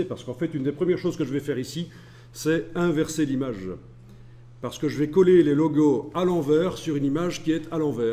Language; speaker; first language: French; native; French